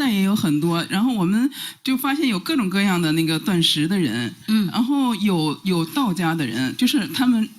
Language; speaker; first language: Chinese; native; Chinese